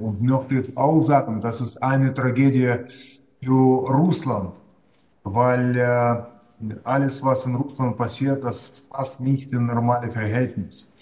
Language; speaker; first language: German; non-native, fluent; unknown